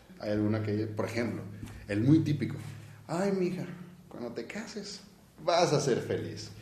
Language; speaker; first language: Spanish; native; Spanish